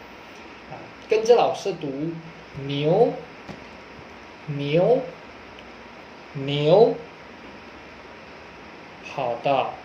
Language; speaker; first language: Chinese; non-native, fluent; Indonesian